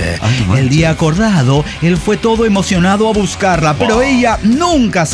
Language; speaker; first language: Spanish; native; Spanish